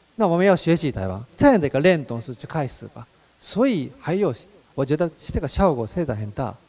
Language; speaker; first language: Chinese; non-native, fluent; Japanese